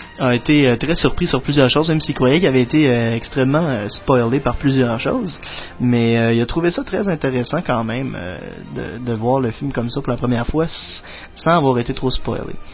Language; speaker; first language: French; native; French